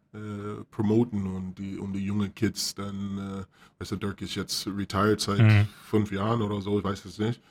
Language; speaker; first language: German; non-native, fluent; English